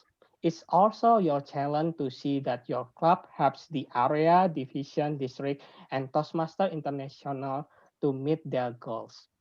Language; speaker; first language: English; non-native, fluent; Indonesian